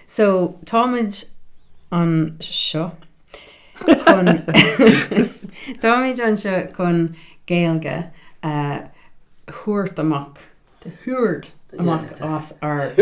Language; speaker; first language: Irish; non-native, local second language; English